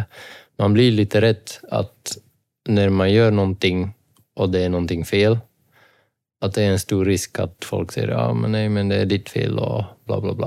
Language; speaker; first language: Swedish; non-native, fluent; Dutch